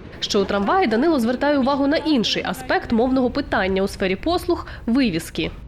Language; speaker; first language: Ukrainian; native; Ukrainian